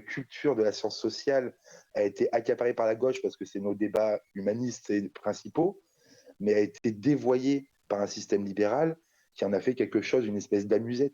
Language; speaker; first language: French; native; French